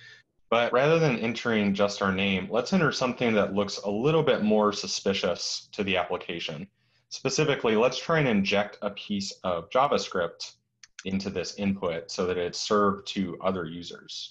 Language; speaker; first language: English; native; English